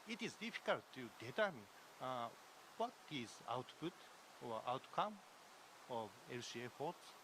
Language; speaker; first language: English; non-native, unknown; Japanese